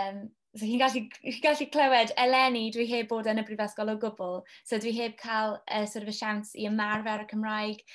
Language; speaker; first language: Welsh; non-native, local second language; English